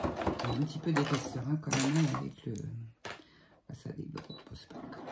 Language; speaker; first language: French; native; French